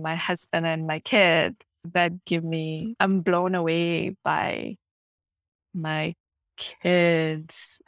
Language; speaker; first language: English; non-native, local second language; Ganda